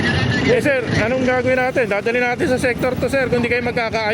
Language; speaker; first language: Filipino; native; Filipino